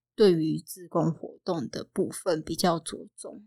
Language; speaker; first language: Chinese; native; Chinese